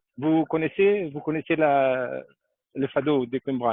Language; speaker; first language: French; non-native, fluent; Portuguese